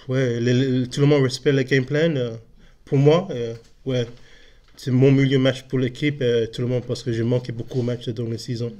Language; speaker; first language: French; non-native, learner; English